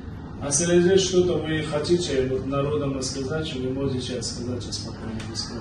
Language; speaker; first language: Russian; non-native, learner; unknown